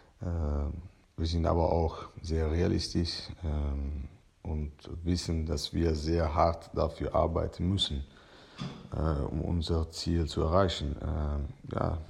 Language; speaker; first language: German; non-native, fluent; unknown